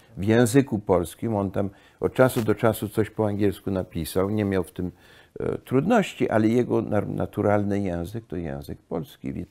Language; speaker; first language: Polish; early bilingual, heritage; Polish